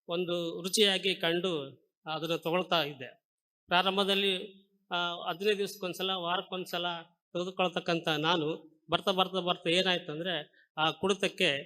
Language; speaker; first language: Kannada; native; Kannada